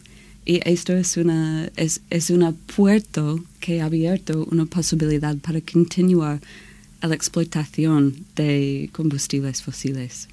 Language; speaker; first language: Spanish; non-native, learner; English